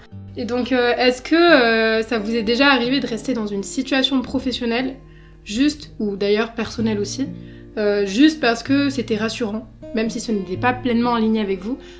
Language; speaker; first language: French; native; French